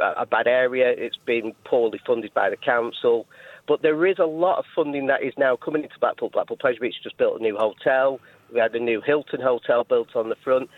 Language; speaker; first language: English; native; English